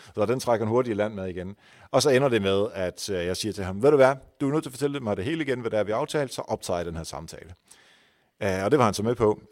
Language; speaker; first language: Danish; non-native, fluent; Dutch